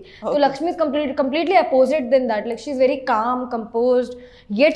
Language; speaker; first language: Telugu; non-native, local second language; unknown